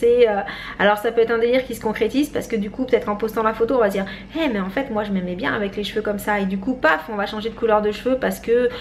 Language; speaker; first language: French; native; French